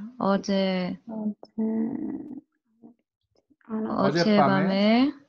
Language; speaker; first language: Korean; non-native, learner; Spanish